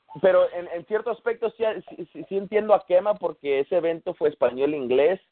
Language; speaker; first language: Spanish; early bilingual, heritage; Spanish